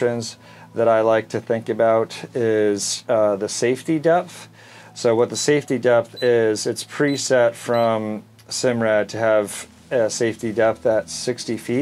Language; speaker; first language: English; native; English